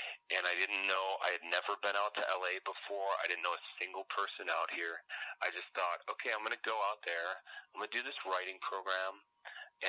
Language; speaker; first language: English; native; English